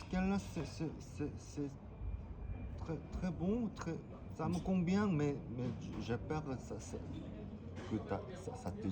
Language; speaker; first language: French; non-native, fluent; Korean